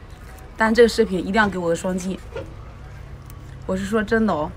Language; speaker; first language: Chinese; native; Chinese